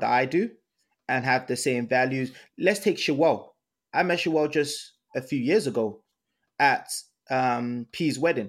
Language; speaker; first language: English; non-native, local second language; Yoruba